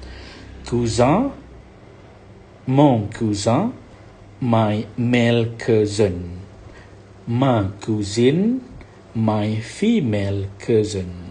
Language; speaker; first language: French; non-native, fluent; Malay